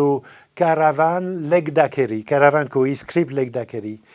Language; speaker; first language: Nepali; non-native, fluent; French